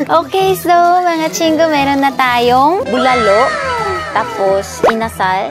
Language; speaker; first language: Filipino; non-native, fluent; Korean